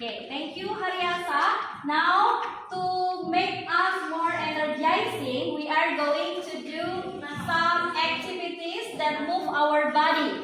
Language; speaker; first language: English; non-native, fluent; Indonesian